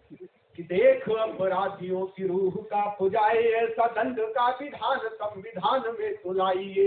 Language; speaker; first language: Hindi; native; Hindi